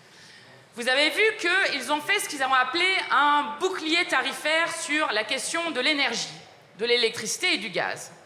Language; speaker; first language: French; native; French